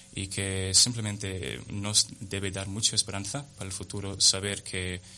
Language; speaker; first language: Spanish; non-native, fluent; English